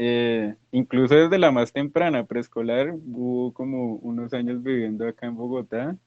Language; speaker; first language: Spanish; native; Spanish